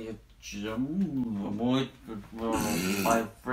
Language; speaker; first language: Portuguese; non-native, fluent; French